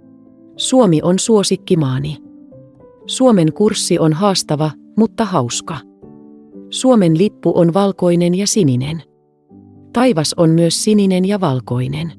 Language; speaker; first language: Finnish; non-native, fluent; Vietnamese